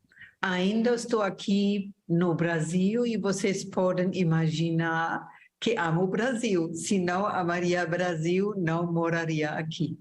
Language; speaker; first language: Portuguese; non-native, fluent; German